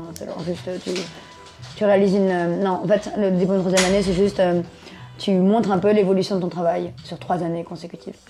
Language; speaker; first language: French; native; French